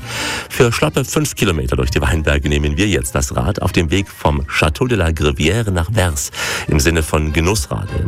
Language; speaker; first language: German; native; German